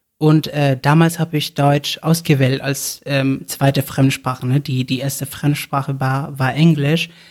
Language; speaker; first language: German; non-native, fluent; Spanish